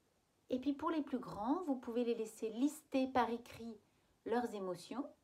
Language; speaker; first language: French; native; French